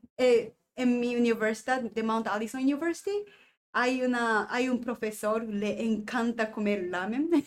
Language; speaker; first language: Spanish; non-native, learner; Japanese